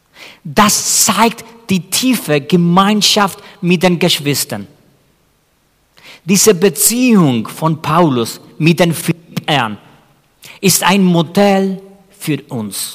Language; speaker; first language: German; non-native, fluent; Spanish